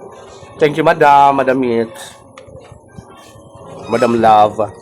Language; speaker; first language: English; non-native, local second language; Waray